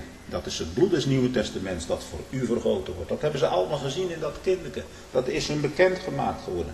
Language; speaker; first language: Dutch; native; Dutch